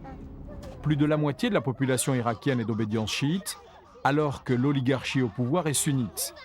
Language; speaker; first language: French; native; French